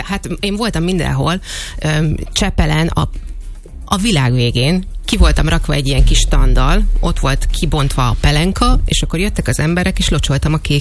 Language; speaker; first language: Hungarian; native; Hungarian